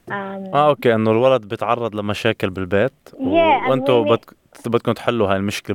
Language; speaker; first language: Arabic; native; Arabic